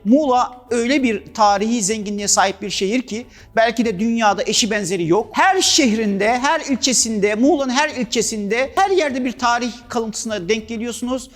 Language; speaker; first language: Turkish; native; Turkish